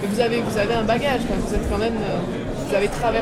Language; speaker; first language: French; native; French